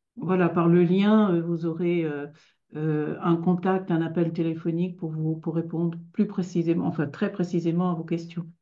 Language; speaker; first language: French; native; French